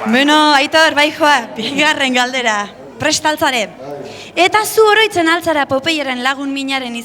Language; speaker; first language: Basque; native; Basque